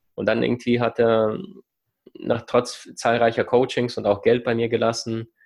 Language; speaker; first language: German; early bilingual, other home language; Russian